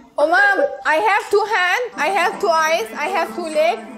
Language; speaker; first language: English; non-native, learner; Arabic